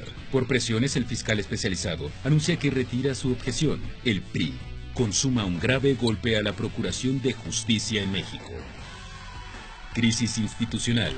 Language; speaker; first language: Spanish; native; Spanish